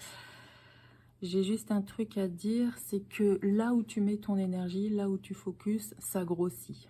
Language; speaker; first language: French; native; French